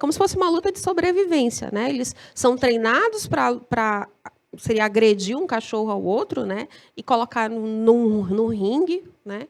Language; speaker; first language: Portuguese; native; Portuguese